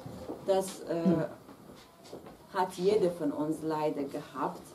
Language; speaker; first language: German; non-native, fluent; Kurdish